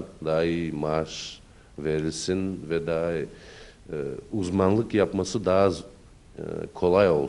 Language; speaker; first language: Turkish; early bilingual, heritage; Turkish